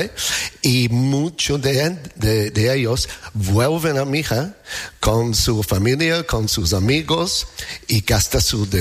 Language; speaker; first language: Spanish; non-native, learner; English